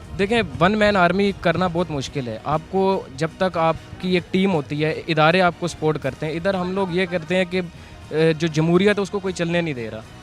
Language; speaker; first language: Urdu; non-native, local second language; Punjabi